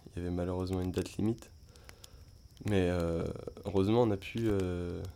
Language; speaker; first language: French; native; French